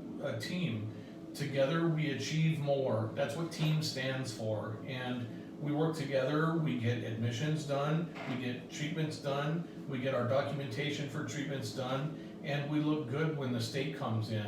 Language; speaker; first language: English; native; English